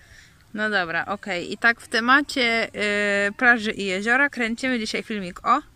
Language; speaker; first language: Polish; native; Polish